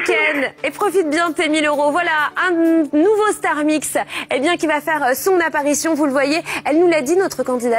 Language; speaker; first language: French; native; French